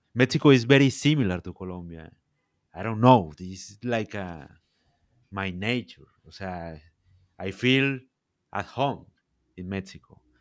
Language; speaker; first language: English; non-native, learner; Spanish